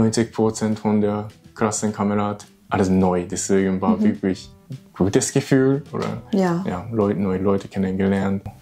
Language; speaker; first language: German; non-native, learner; Japanese